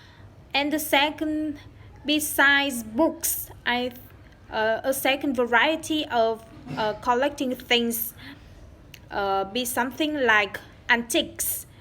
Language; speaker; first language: English; non-native, learner; Vietnamese